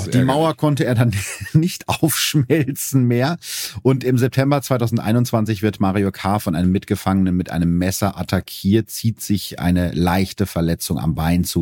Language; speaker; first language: German; native; German